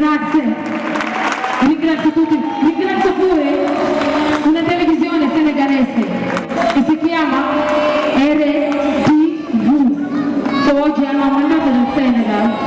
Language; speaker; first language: Italian; non-native, fluent; Wolof